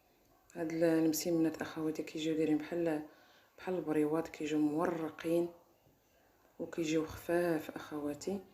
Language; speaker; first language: Arabic; native; Arabic